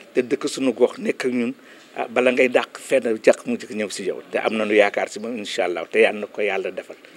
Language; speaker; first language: Wolof; native; Wolof